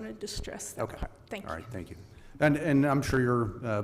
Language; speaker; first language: English; native; English